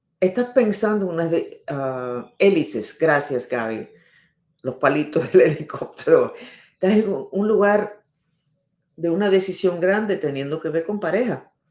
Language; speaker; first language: Spanish; non-native, fluent; English